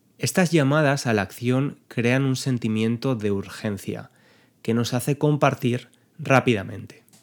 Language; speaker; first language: Spanish; native; Spanish